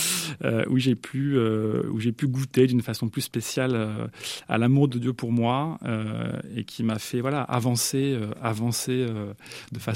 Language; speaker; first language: French; native; French